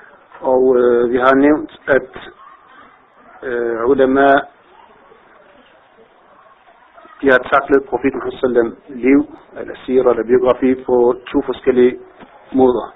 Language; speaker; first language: Danish; non-native, fluent; Arabic